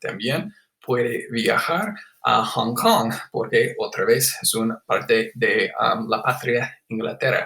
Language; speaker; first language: Spanish; non-native, fluent; English